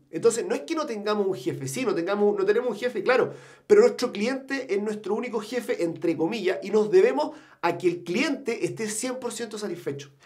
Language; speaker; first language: Spanish; native; Spanish